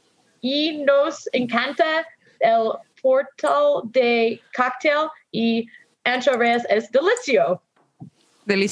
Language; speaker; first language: Spanish; non-native, learner; English